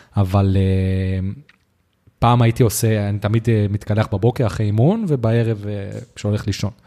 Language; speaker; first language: Hebrew; native; Hebrew